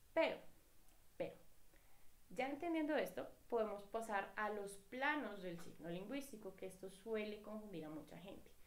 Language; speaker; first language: Spanish; native; Spanish